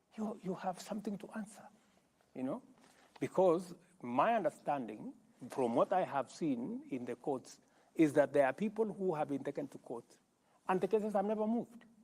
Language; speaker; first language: English; non-native, local second language; Kalenjin